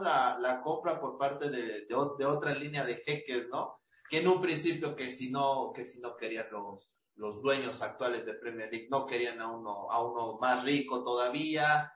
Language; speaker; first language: Spanish; native; Spanish